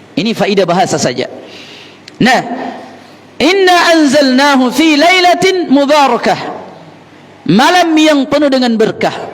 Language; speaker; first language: Malay; non-native, local second language; Buginese